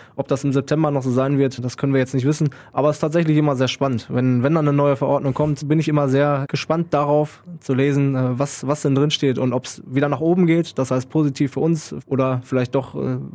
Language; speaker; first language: German; native; German